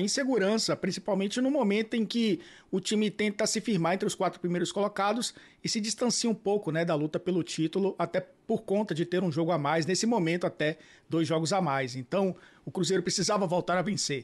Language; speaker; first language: Portuguese; native; Portuguese